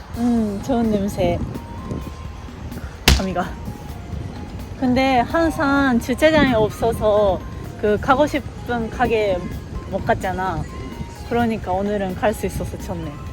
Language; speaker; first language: Korean; non-native, fluent; Japanese